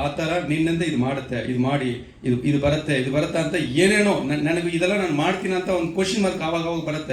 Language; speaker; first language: Kannada; non-native, learner; Tamil